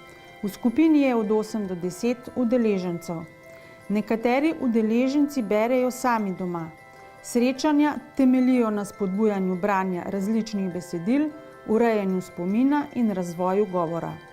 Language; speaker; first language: Slovenian; native; Slovenian